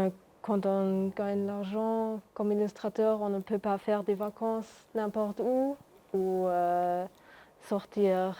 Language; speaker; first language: French; non-native, local second language; Luxembourgish